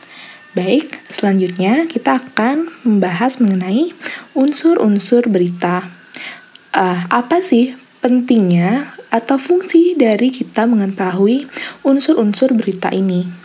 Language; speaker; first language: Indonesian; native; Indonesian